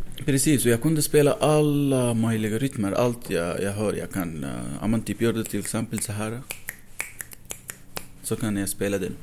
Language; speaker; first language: Swedish; non-native, fluent; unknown